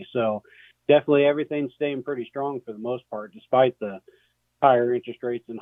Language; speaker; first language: English; native; English